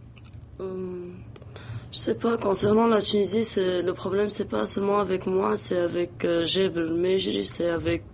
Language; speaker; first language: French; non-native, local second language; Arabic